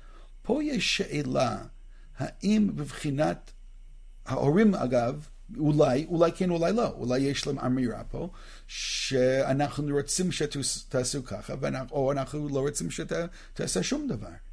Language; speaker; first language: Hebrew; non-native, fluent; English